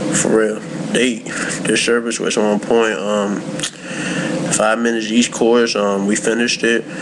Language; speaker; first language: English; native; English